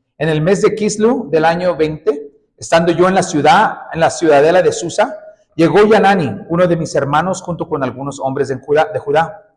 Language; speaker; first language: Spanish; early bilingual, heritage; Spanish